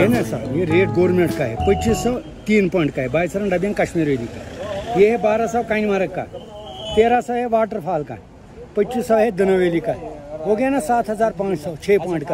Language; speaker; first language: Hindi; non-native, local second language; Kashmiri